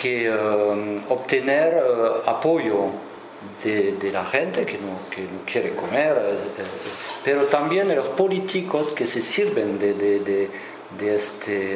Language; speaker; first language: Spanish; non-native, fluent; French